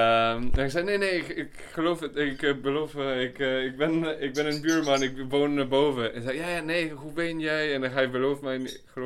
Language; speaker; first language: Dutch; non-native, learner; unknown